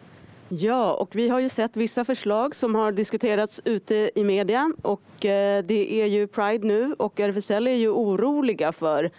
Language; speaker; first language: Swedish; native; Swedish